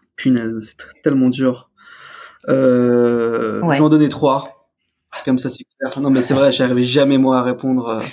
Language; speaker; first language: French; native; French